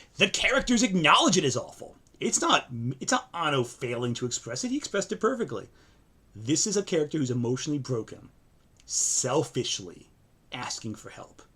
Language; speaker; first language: English; native; English